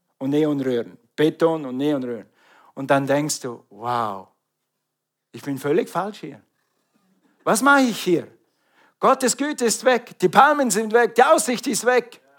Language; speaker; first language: German; native; German